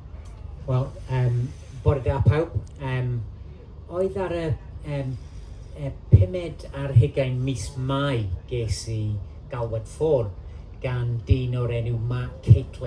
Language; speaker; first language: Welsh; non-native, local second language; English